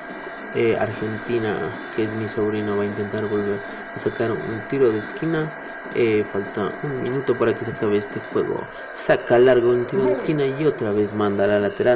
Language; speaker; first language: Spanish; native; Spanish